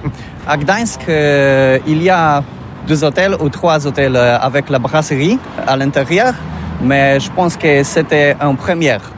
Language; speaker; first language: French; non-native, learner; Polish